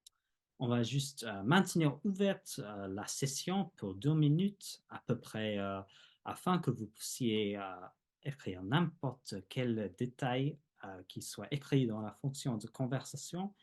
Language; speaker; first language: French; non-native, fluent; English